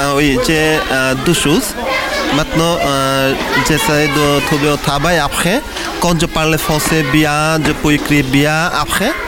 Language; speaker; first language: French; non-native, learner; Bangla